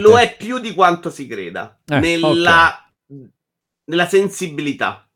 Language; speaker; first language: Italian; native; Italian